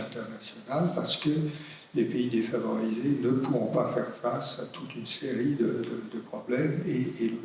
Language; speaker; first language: French; native; French